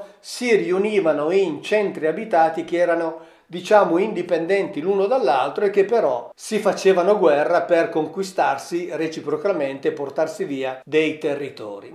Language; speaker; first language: Italian; native; Italian